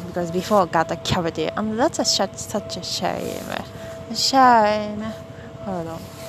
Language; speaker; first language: English; non-native, fluent; Japanese